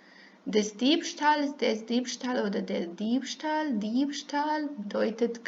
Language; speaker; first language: German; non-native, fluent; Serbian